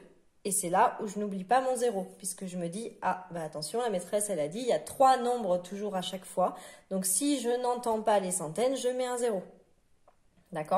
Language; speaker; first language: French; native; French